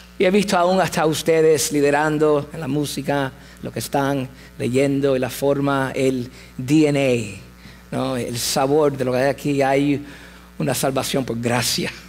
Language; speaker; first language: Spanish; early bilingual, heritage; English